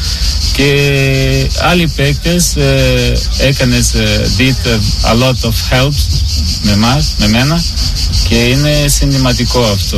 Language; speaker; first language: Greek; non-native, learner; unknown